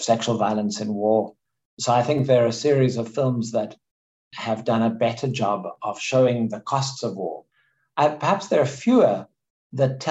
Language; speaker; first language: English; native; English